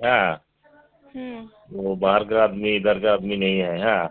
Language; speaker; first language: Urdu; non-native, local second language; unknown